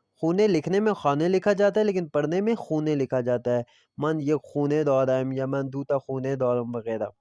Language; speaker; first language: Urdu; non-native, local second language; Punjabi